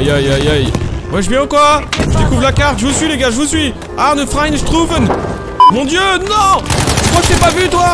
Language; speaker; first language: French; native; French